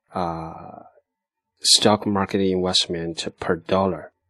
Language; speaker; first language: English; non-native, fluent; Chinese